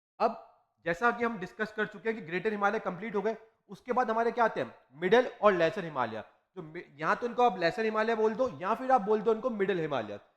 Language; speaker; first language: Hindi; native; Hindi